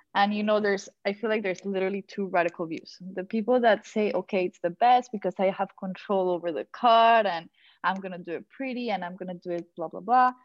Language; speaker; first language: English; non-native, fluent; Spanish